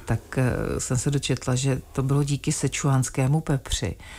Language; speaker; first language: Czech; native; Czech